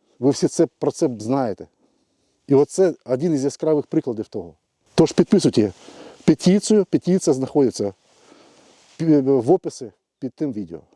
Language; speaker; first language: Ukrainian; non-native, local second language; Russian